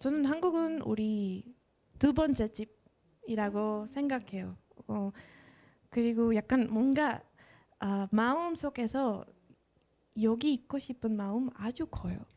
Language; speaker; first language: Korean; non-native, fluent; Spanish